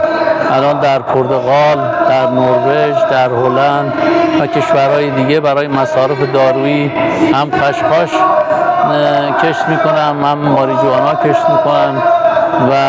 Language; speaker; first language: Persian; native; Persian